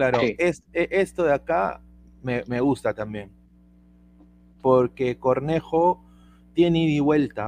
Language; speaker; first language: Spanish; native; Spanish